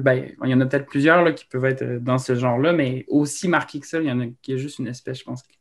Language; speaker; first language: French; native; French